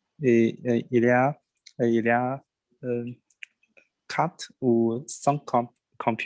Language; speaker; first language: French; non-native, learner; Chinese